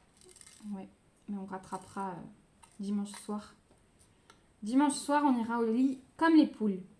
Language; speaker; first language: French; native; French